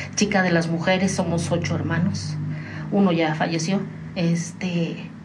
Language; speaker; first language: Spanish; native; Spanish